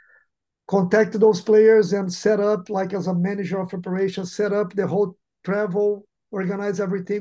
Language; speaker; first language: English; non-native, fluent; Portuguese